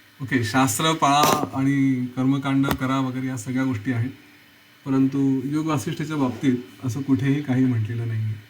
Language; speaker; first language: Marathi; native; Marathi